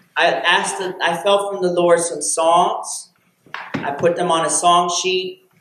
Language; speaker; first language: English; native; English